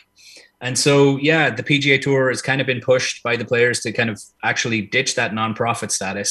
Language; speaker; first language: English; native; English